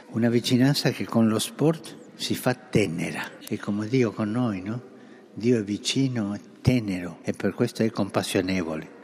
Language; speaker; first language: Italian; non-native, fluent; Spanish